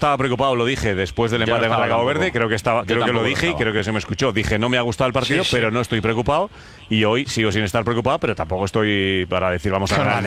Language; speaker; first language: Spanish; native; Spanish